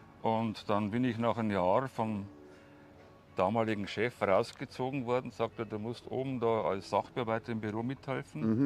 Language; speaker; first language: German; native; German